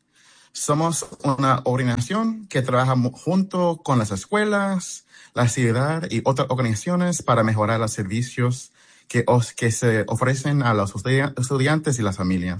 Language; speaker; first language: Spanish; early bilingual, heritage; Spanish